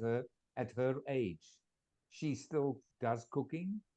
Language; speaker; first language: English; non-native, fluent; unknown